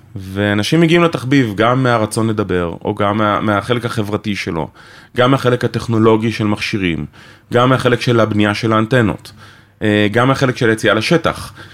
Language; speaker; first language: Hebrew; native; Hebrew